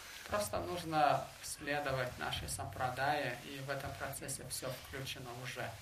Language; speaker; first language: Russian; native; Russian